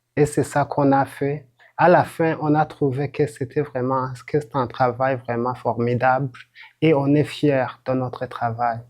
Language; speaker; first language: French; non-native, local second language; Rundi